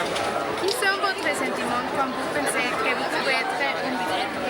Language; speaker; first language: French; non-native, learner; Spanish